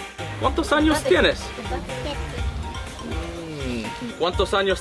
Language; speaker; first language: Spanish; non-native, learner; English